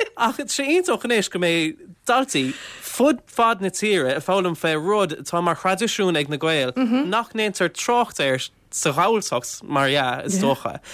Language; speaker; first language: Irish; non-native, local second language; English